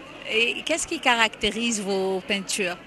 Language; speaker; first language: French; non-native, fluent; Arabic